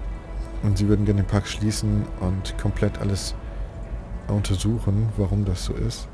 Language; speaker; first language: German; native; German